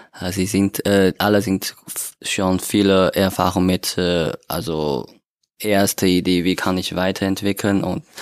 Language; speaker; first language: German; non-native, learner; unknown